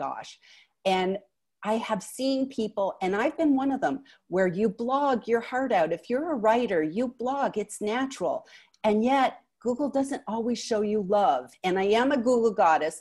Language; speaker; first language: English; native; English